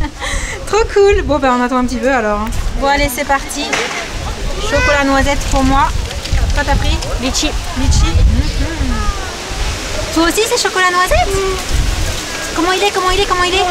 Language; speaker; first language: French; native; French